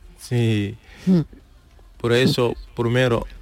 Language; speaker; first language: Spanish; non-native, learner; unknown